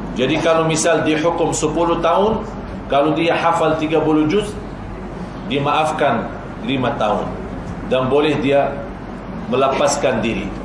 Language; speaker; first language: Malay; non-native, fluent; Arabic